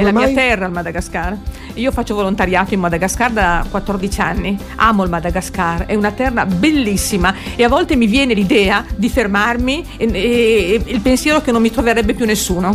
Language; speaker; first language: Italian; native; Italian